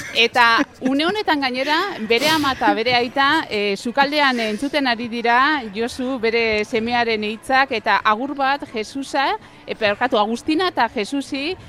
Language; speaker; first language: Basque; native; Basque